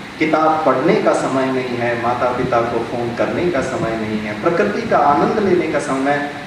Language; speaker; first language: Hindi; non-native, local second language; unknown